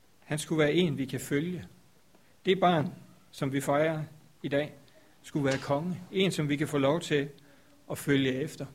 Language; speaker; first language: Danish; native; Danish